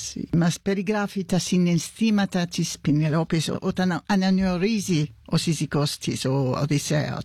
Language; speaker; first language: Greek; non-native, fluent; English